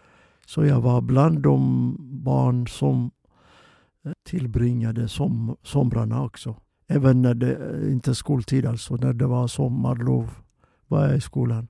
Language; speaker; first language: Swedish; non-native, fluent; Oromo